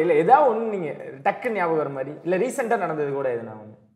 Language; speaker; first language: Tamil; native; Tamil